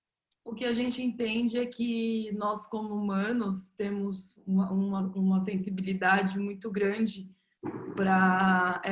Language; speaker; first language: Portuguese; native; Portuguese